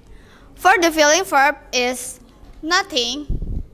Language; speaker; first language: English; non-native, learner; Indonesian